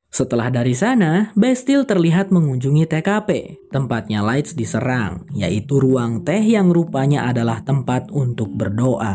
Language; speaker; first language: Indonesian; native; Indonesian